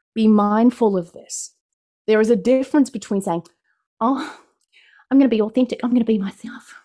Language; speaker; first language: English; native; English